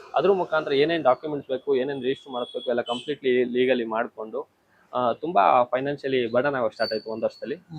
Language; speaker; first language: Kannada; native; Kannada